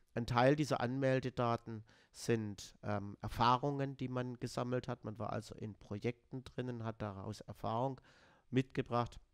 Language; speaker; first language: German; native; German